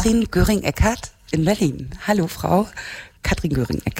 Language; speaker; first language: German; native; German